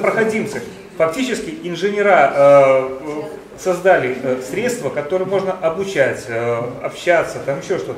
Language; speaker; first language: Russian; native; Russian